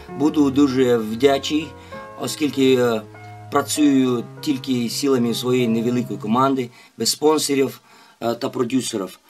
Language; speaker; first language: Ukrainian; non-native, fluent; Russian